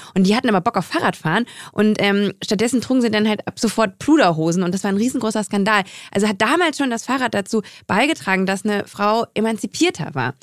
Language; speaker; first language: German; native; German